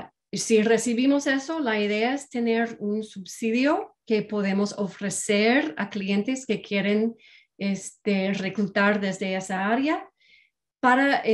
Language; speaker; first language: Spanish; non-native, fluent; English